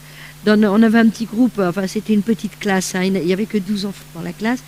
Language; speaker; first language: French; native; French